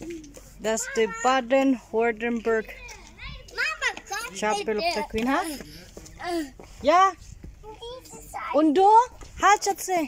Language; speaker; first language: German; non-native, learner; Filipino